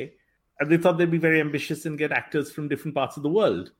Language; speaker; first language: English; non-native, local second language; Bangla